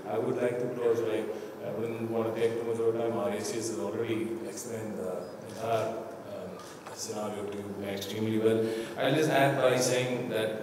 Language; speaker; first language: English; non-native, local second language; Tamil